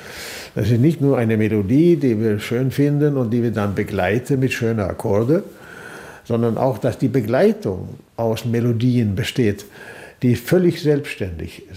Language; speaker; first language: German; non-native, fluent; Swedish